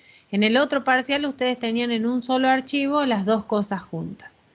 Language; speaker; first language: Spanish; native; Spanish